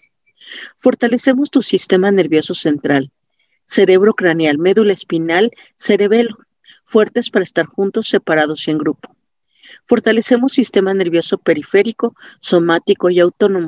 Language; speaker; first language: Spanish; native; Spanish